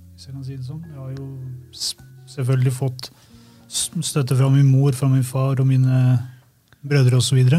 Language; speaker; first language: Norwegian; early bilingual, other home language; Albanian